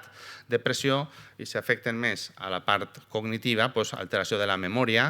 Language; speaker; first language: Catalan; native; Catalan